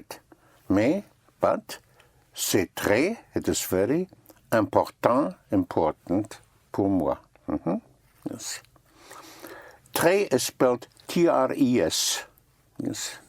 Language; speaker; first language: French; non-native, fluent; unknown